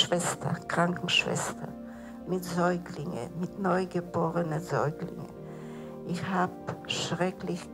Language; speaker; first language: German; non-native, fluent; Czech